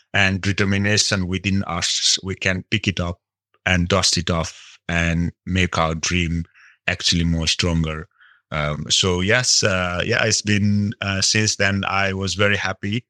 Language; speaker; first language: English; non-native, local second language; Nepali